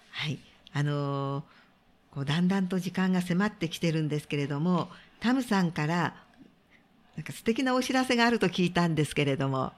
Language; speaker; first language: Japanese; native; Japanese